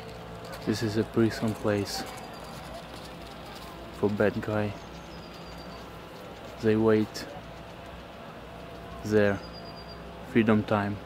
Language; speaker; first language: English; non-native, learner; Russian